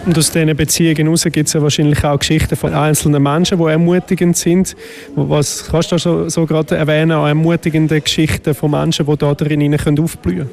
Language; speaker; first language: German; native; German